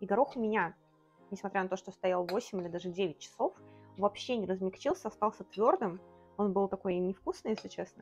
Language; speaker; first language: Russian; native; Russian